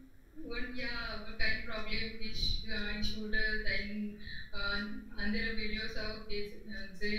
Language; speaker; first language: German; non-native, learner; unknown